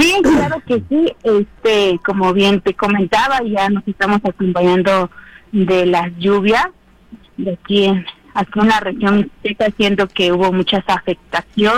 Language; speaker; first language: Spanish; non-native, local second language; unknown